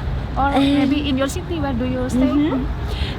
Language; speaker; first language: English; non-native, learner; Indonesian